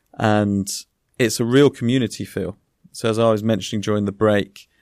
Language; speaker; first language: English; native; English